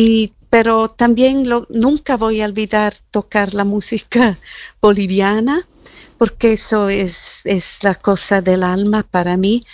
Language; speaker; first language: Spanish; non-native, fluent; Italian